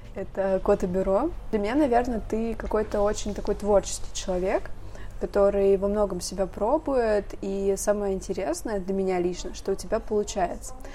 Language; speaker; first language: Russian; native; Russian